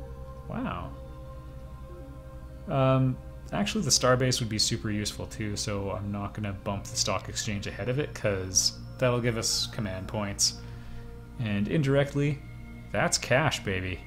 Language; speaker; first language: English; native; English